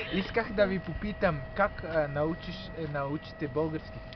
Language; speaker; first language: Bulgarian; non-native, learner; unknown